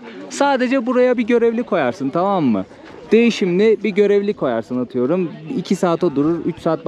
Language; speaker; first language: Turkish; native; Turkish